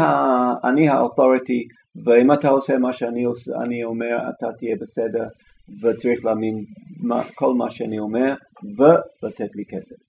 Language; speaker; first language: Hebrew; non-native, fluent; English